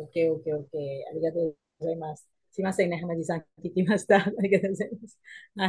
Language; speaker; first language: Japanese; non-native, learner; Indonesian